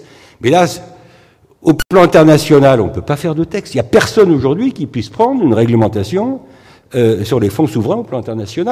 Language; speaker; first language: French; native; French